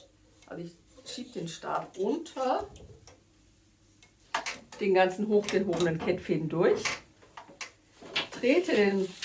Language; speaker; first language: German; native; German